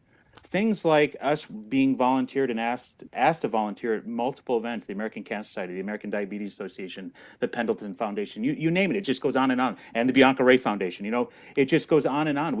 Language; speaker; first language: English; native; English